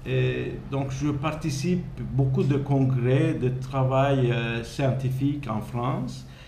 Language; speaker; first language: French; non-native, fluent; Turkish